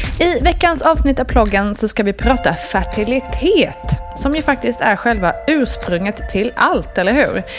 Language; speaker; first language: Swedish; native; Swedish